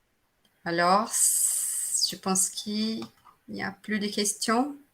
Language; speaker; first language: French; non-native, fluent; Portuguese